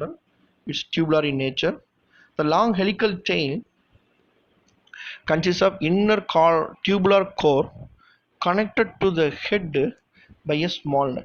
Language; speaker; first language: English; non-native, local second language; Tamil